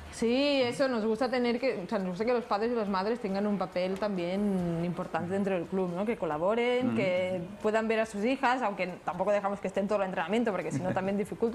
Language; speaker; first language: Spanish; native; Spanish